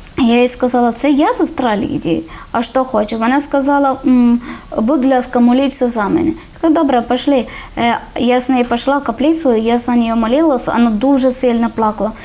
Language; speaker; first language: Ukrainian; non-native, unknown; Malayalam